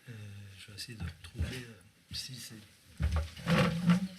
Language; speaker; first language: French; native; French